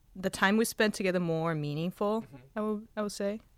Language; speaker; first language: English; non-native, fluent; Spanish